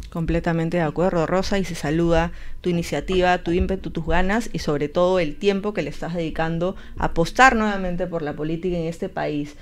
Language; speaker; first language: Spanish; native; Spanish